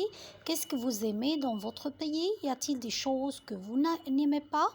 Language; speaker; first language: French; non-native, fluent; Arabic